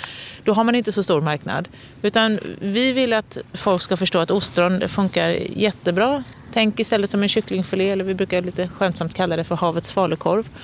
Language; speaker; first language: Swedish; native; Swedish